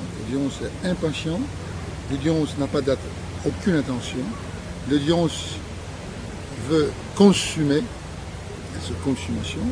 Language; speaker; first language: French; non-native, fluent; Russian